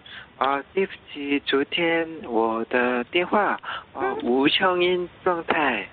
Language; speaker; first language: Chinese; non-native, learner; Korean